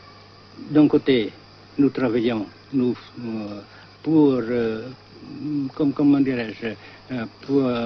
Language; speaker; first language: French; non-native, local second language; Vietnamese